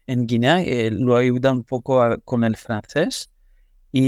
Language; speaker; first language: Spanish; non-native, learner; French